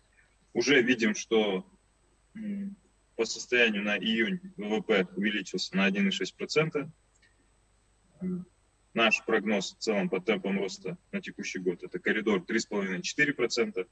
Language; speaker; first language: Russian; native; Russian